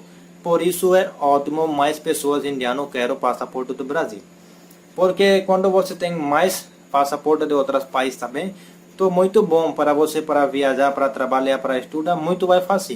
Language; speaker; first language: Portuguese; non-native, learner; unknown